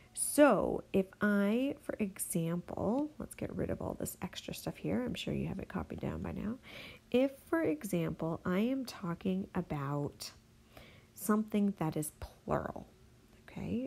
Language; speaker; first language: English; native; English